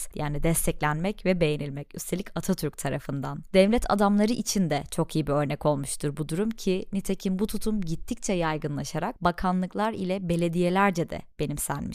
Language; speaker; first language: Turkish; native; Turkish